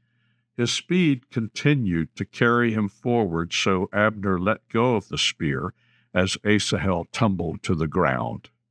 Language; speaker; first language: English; native; English